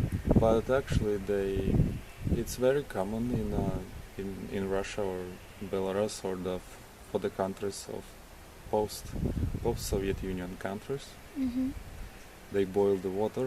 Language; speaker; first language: English; non-native, learner; Ukrainian